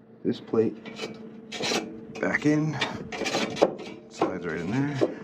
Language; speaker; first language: English; native; English